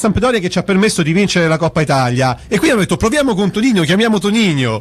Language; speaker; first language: Italian; native; Italian